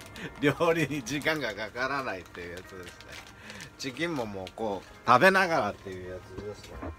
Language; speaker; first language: Japanese; native; Japanese